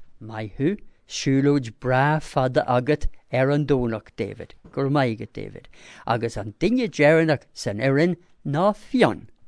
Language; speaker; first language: Irish; non-native, local second language; English